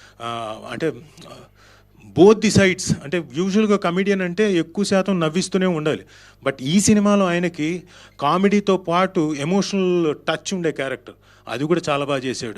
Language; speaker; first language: Telugu; native; Telugu